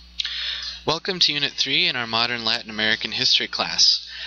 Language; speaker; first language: English; native; English